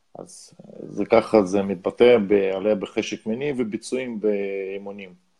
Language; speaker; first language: Hebrew; non-native, fluent; Russian